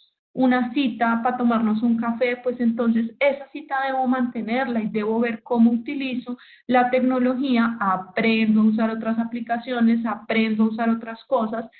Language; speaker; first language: Spanish; native; Spanish